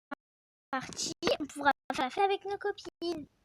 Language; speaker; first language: French; native; French